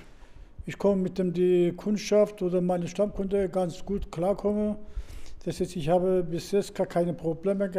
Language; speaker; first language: German; non-native, learner; Turkish